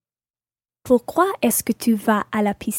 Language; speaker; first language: French; non-native, learner; English